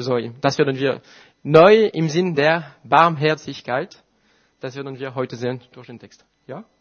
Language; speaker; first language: German; non-native, fluent; French